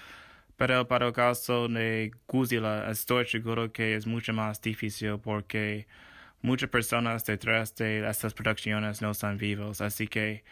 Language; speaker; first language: Spanish; non-native, fluent; English